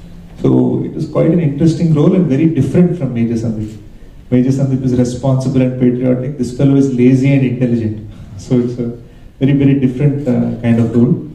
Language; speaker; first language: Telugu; early bilingual, heritage; Telugu